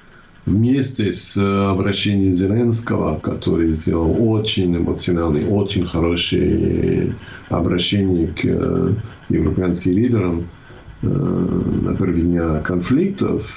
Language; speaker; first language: Russian; non-native, fluent; English